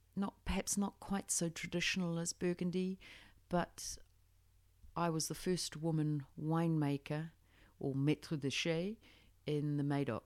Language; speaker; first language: English; native; English